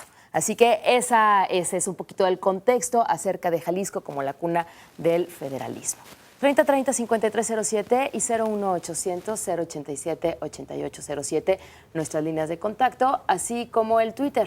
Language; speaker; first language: Spanish; native; Spanish